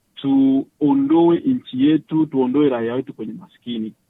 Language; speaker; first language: Swahili; native; Swahili